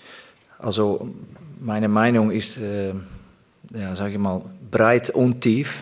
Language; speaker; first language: German; non-native, fluent; Dutch